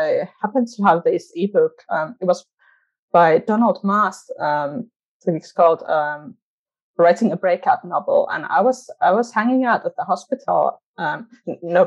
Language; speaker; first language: English; non-native, fluent; Finnish